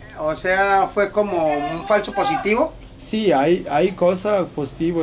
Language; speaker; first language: Spanish; native; Spanish